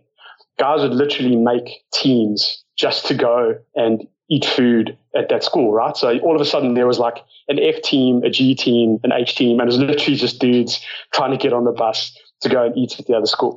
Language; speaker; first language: English; native; English